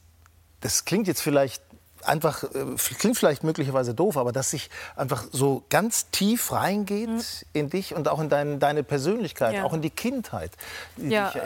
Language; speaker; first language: German; native; German